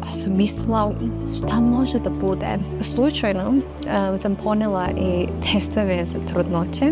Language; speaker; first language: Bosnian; non-native, fluent; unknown